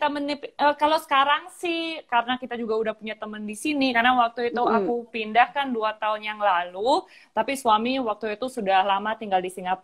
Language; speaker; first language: Indonesian; early bilingual, heritage; Indonesian